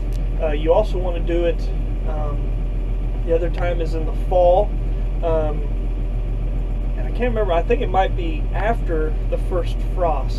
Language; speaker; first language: English; native; English